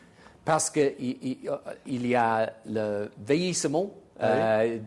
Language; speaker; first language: French; non-native, fluent; English